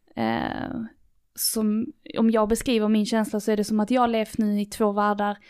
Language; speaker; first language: Swedish; native; Swedish